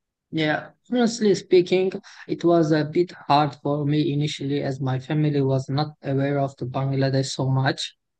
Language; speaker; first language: English; non-native, fluent; Turkish